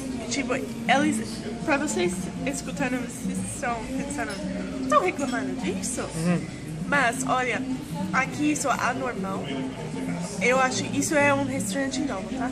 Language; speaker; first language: Portuguese; non-native, learner; English